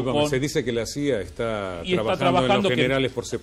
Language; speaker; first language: Spanish; native; Spanish